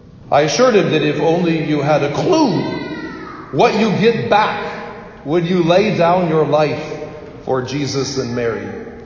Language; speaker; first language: English; native; English